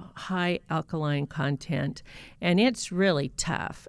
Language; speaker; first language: English; native; English